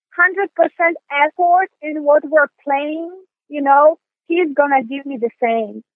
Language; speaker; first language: English; non-native, fluent; Polish